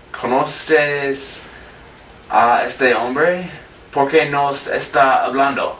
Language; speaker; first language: Spanish; non-native, learner; English